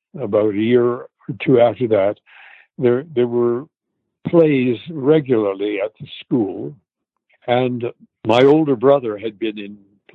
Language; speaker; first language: English; native; English